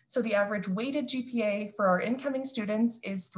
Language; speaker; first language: English; native; English